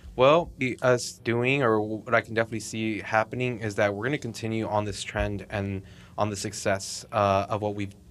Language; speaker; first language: English; native; English